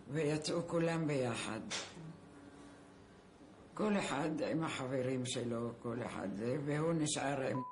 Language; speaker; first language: Hebrew; non-native, fluent; Arabic